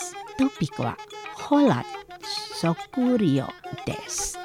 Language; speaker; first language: Japanese; non-native, fluent; Indonesian